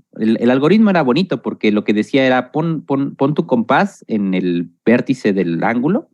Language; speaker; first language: Spanish; native; Spanish